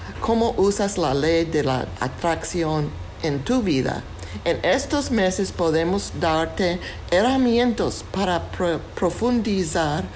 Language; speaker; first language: Spanish; non-native, fluent; English